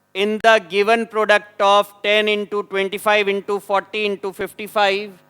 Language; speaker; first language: English; non-native, local second language; Hindi